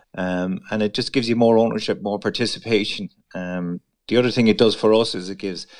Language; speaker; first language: English; native; English